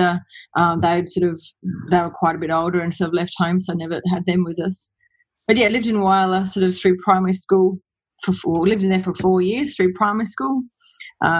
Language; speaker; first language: English; native; English